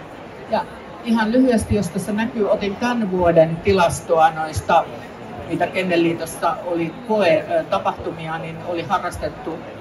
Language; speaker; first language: Finnish; native; Finnish